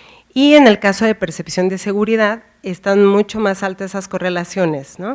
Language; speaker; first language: Spanish; native; Spanish